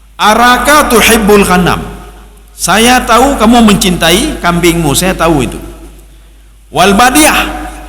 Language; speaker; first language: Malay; non-native, local second language; Achinese